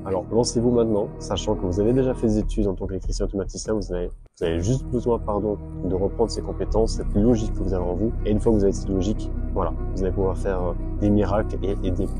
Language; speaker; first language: French; native; French